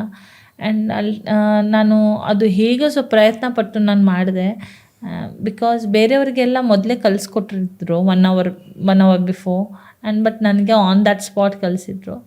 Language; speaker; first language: Kannada; non-native, local second language; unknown